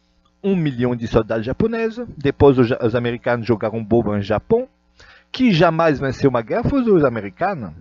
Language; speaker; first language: Portuguese; non-native, fluent; Russian